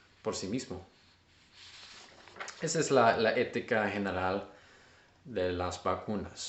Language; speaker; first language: Spanish; non-native, learner; English